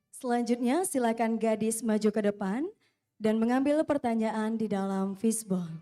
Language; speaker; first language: Indonesian; native; Indonesian